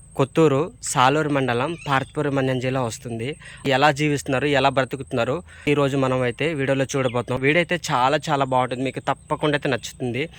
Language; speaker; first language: Telugu; native; Telugu